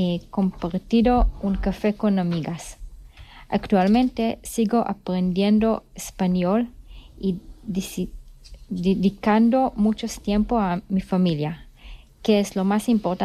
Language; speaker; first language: Spanish; non-native, learner; Hebrew